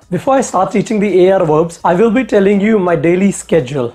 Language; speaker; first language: English; non-native, local second language; Hindi